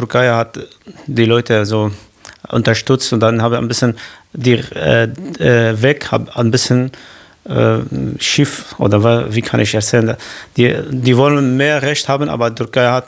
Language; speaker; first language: German; non-native, learner; Kurdish